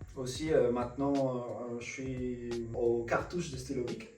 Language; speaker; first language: French; non-native, fluent; Spanish